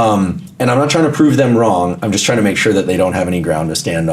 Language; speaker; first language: English; native; English